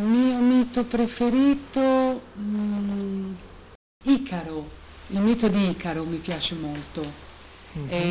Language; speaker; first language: Spanish; non-native, learner; Italian